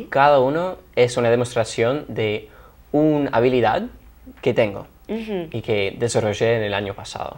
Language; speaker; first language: Spanish; non-native, fluent; English